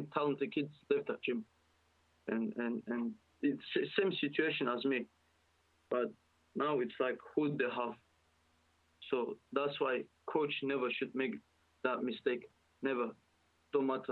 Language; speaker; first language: English; non-native, fluent; Russian